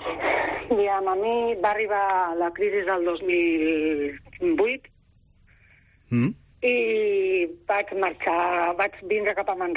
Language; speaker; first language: Catalan; non-native, local second language; Spanish